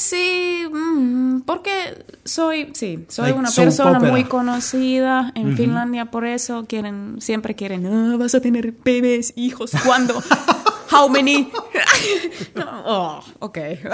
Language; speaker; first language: Spanish; non-native, learner; Finnish